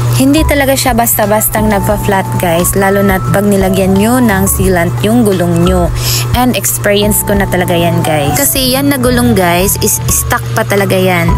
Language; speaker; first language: Filipino; non-native, local second language; Cebuano